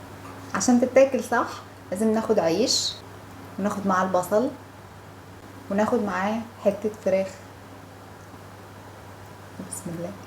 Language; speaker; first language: Arabic; native; Arabic